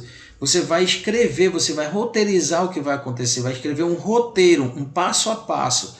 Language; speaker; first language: Portuguese; native; Portuguese